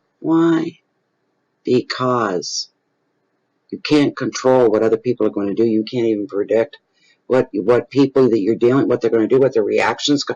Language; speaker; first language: English; native; English